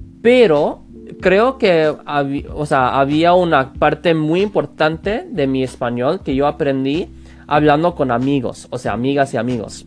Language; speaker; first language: Spanish; non-native, fluent; English